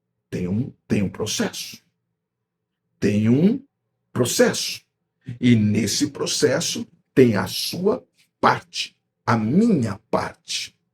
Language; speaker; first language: Portuguese; native; Portuguese